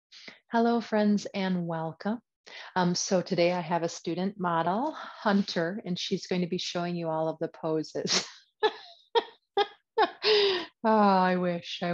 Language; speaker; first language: English; native; English